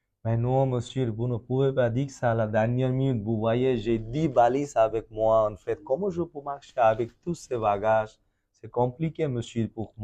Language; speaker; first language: French; non-native, fluent; Bangla